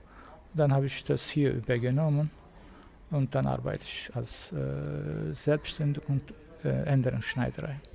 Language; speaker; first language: German; non-native, learner; Turkish